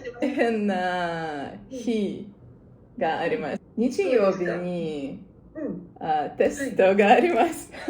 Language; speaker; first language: Japanese; non-native, learner; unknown